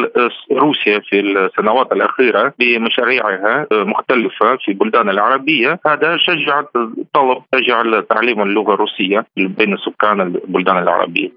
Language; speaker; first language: Arabic; non-native, fluent; Russian